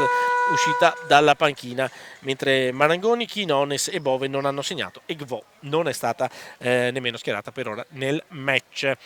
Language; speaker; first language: Italian; native; Italian